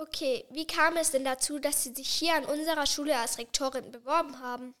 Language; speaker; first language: German; native; German